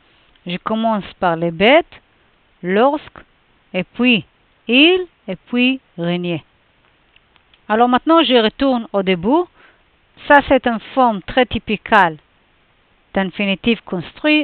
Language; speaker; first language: French; non-native, fluent; Hebrew